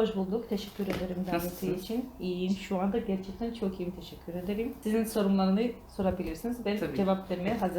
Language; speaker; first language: Turkish; non-native, learner; Georgian